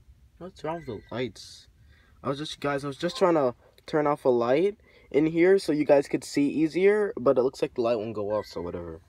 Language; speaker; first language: English; native; English